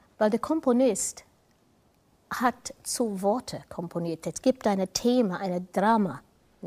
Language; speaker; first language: German; non-native, fluent; English